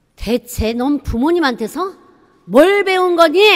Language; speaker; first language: Korean; native; Korean